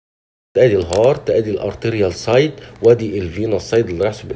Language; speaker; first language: Arabic; native; Arabic